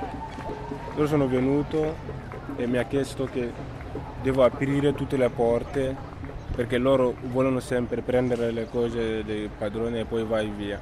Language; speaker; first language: Italian; non-native, learner; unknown